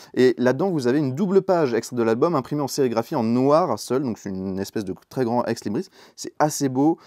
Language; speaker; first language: French; native; French